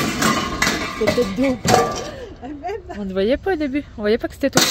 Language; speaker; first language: French; native; French